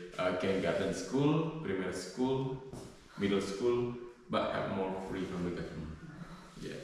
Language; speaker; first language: English; non-native, learner; Balinese